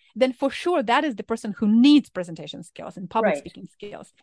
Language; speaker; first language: English; non-native, fluent; Ukrainian